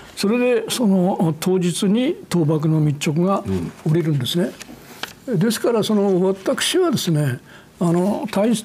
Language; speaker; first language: Japanese; native; Japanese